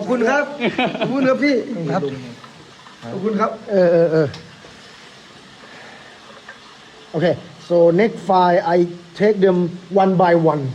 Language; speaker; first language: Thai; native; Thai